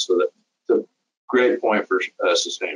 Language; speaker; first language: English; native; English